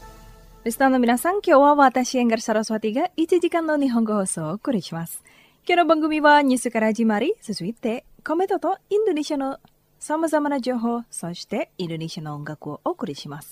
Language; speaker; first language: Japanese; non-native, fluent; Indonesian